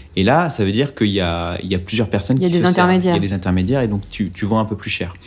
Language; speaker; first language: French; native; French